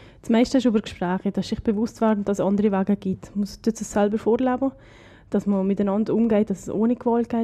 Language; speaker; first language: German; native; German